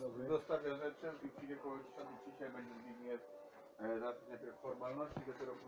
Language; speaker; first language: Polish; native; Polish